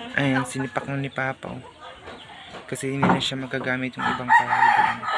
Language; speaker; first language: Filipino; non-native, local second language; Cebuano